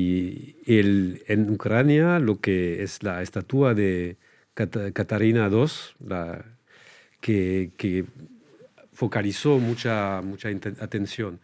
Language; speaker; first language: Spanish; non-native, fluent; French